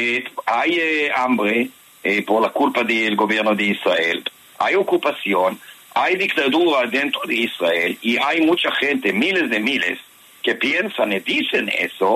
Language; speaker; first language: Spanish; non-native, fluent; Hebrew